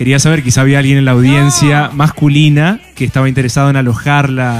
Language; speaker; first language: Spanish; native; Spanish